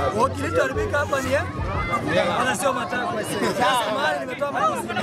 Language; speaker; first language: Swahili; non-native, local second language; Bembe